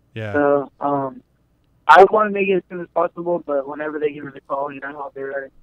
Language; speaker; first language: English; native; English